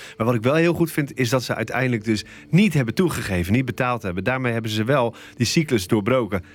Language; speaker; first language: Dutch; native; Dutch